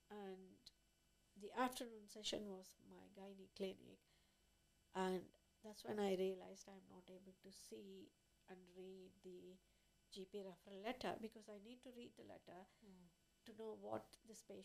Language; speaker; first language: English; non-native, local second language; Tamil